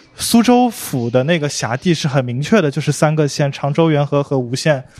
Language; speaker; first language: Chinese; native; Chinese